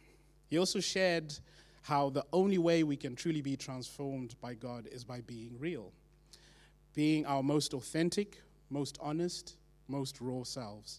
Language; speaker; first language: English; non-native, local second language; Shona